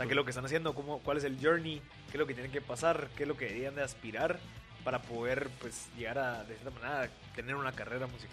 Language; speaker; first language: Spanish; native; Spanish